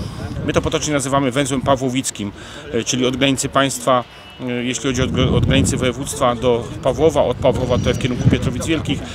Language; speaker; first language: Polish; native; Polish